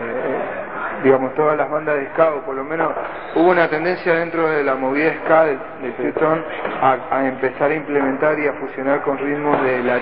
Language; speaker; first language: Spanish; native; Spanish